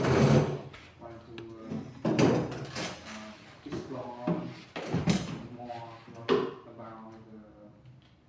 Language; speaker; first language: English; non-native, learner; Vietnamese